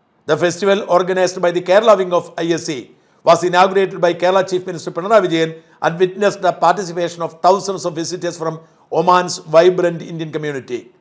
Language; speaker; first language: English; non-native, local second language; Malayalam